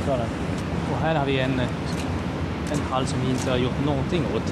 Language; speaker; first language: Swedish; non-native, fluent; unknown